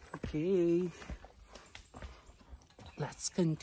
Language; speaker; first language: English; non-native, local second language; Cebuano